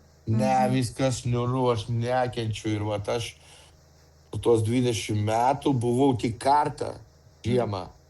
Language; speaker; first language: Lithuanian; non-native, local second language; Russian